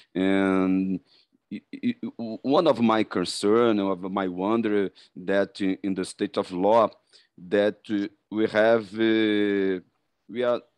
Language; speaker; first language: English; non-native, learner; Portuguese